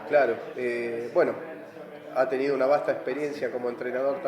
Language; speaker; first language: Spanish; native; Spanish